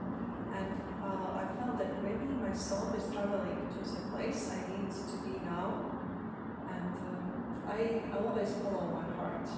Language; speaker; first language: English; non-native, fluent; Latvian